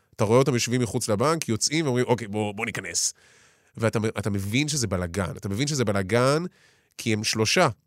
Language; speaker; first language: Hebrew; native; Hebrew